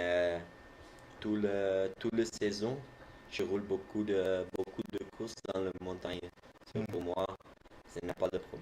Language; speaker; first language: French; non-native, learner; Dutch